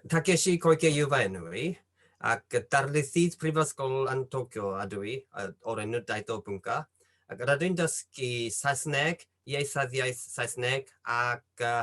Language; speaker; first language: Welsh; non-native, fluent; Japanese